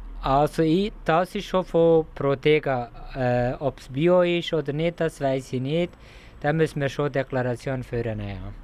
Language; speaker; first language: German; non-native, learner; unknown